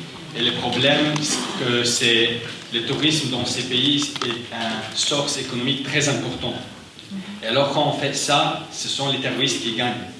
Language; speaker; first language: French; non-native, fluent; Arabic